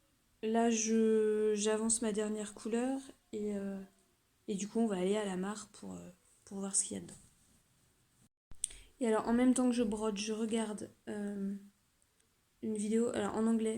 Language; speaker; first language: French; native; French